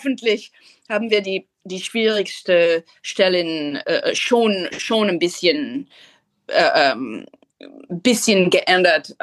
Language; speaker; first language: German; non-native, fluent; English